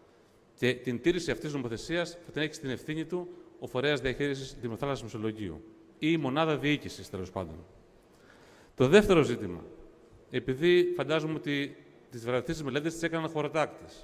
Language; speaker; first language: Greek; native; Greek